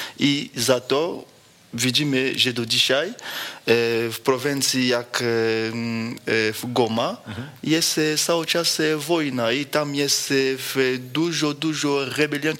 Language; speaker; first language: Polish; non-native, fluent; Lingala